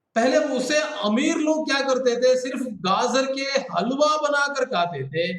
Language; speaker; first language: Hindi; non-native, local second language; Kannada